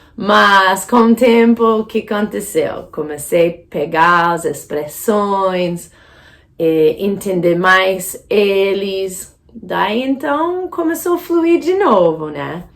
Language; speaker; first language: Portuguese; non-native, fluent; English